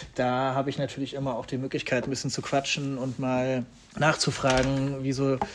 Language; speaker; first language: German; native; German